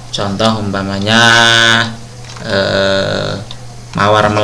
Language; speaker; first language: Indonesian; non-native, local second language; Javanese